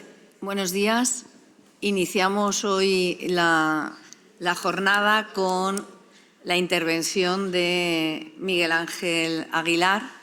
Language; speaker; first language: Spanish; native; Spanish